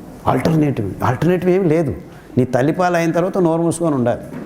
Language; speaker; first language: Telugu; native; Telugu